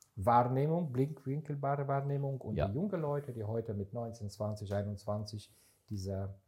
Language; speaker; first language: German; non-native, fluent; Hebrew